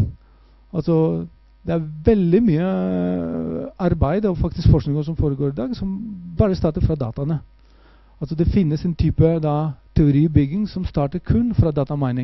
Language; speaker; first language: Norwegian; non-native, fluent; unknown